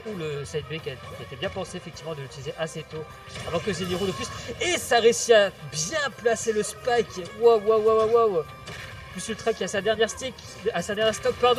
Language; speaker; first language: French; native; French